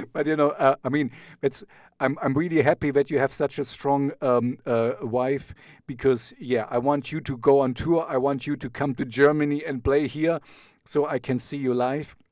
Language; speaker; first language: English; non-native, fluent; German